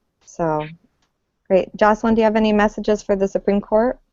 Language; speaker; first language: English; native; English